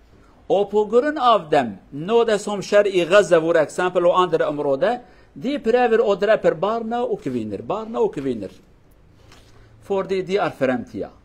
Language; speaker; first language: Norwegian; non-native, fluent; Kurdish